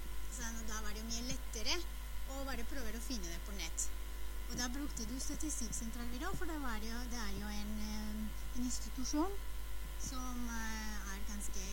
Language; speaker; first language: Norwegian; non-native, fluent; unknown